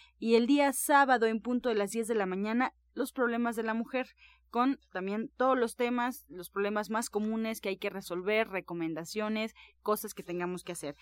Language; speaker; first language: Spanish; native; Spanish